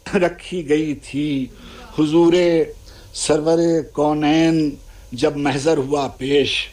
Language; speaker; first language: Urdu; native; Urdu